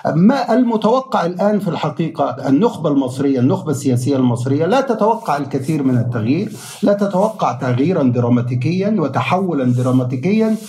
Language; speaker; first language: Arabic; native; Arabic